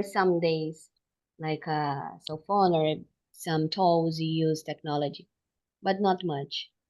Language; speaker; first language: English; non-native, learner; Portuguese